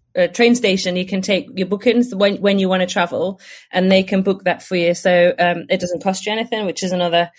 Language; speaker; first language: English; native; English